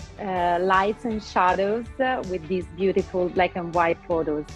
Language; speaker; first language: English; non-native, local second language; Italian